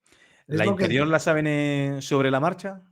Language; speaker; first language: Spanish; native; Spanish